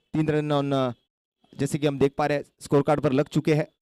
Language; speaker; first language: Hindi; non-native, local second language; Marathi